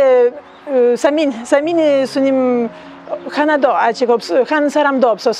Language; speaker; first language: Korean; non-native, learner; Lithuanian